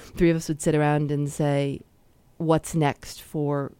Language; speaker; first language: English; native; English